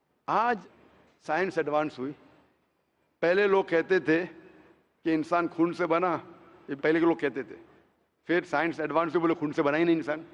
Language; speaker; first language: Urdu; non-native, local second language; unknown